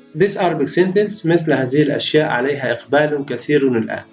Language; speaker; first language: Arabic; native; Arabic